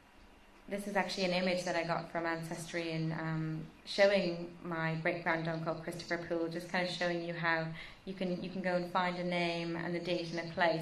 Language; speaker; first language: English; native; English